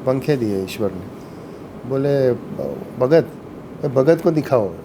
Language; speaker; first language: Hindi; non-native, local second language; Gujarati